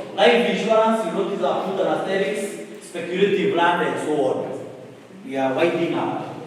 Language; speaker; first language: English; non-native, local second language; Swahili